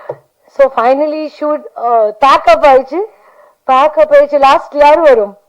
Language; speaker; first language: Tamil; non-native, learner; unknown